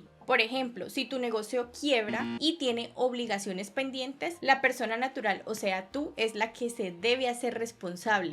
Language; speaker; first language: Spanish; native; Spanish